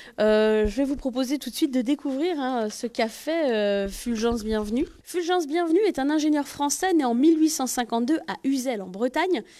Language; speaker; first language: French; native; French